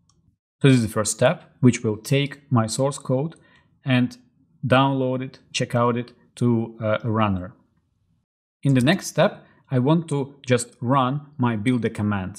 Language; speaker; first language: English; non-native, fluent; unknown